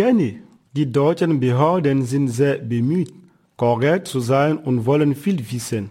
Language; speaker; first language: German; non-native, fluent; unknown